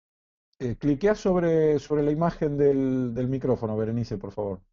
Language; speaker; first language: Spanish; native; Spanish